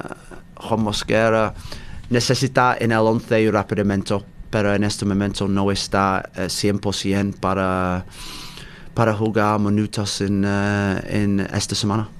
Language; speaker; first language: Spanish; non-native, learner; English